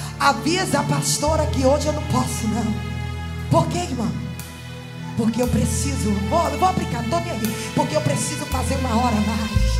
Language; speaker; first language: Portuguese; native; Portuguese